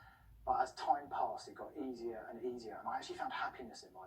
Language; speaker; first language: English; native; English